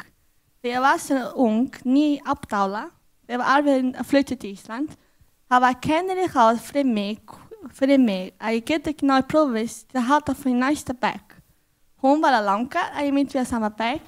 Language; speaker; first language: Icelandic; early bilingual, other home language; Portuguese